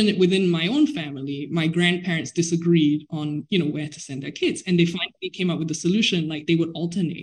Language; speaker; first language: English; native; English